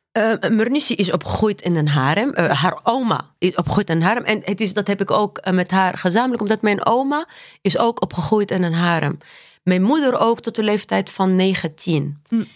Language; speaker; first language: Dutch; non-native, fluent; Arabic